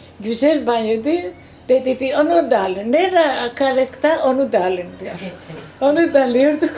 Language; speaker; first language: Turkish; non-native, local second language; Greek